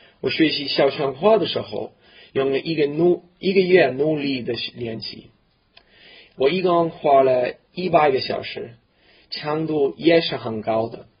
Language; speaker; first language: Chinese; non-native, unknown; English